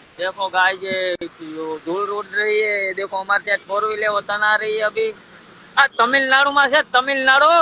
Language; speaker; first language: Hindi; non-native, local second language; Gujarati